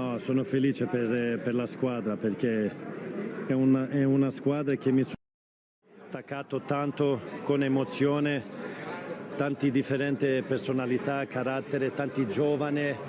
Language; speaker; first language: Italian; non-native, fluent; Swedish